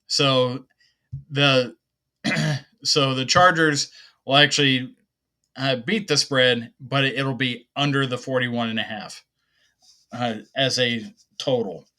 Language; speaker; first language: English; native; English